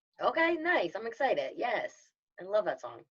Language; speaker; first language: English; native; English